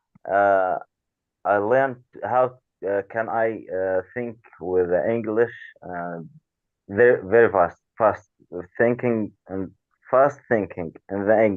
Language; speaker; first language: English; non-native, learner; Arabic